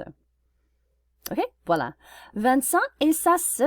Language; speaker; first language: French; non-native, learner; English